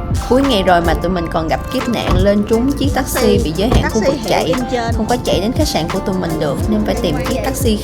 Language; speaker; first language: Vietnamese; native; Vietnamese